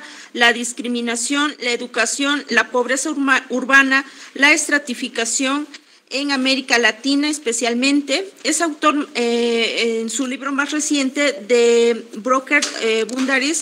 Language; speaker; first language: Spanish; native; Spanish